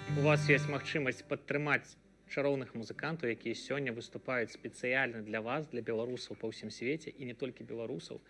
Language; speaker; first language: Belarusian; native; Belarusian